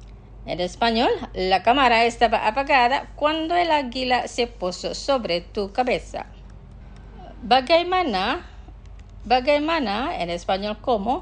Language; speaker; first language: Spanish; non-native, fluent; Indonesian